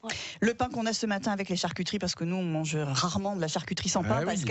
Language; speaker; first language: French; native; French